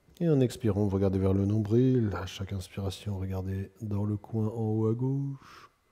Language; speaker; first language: French; native; French